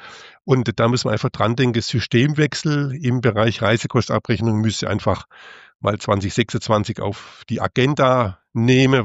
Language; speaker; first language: German; native; German